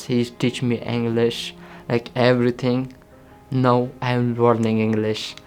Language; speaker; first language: English; non-native, learner; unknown